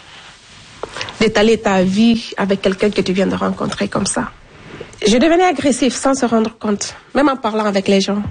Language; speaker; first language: French; non-native, local second language; Fula